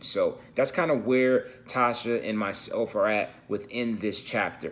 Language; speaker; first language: English; native; English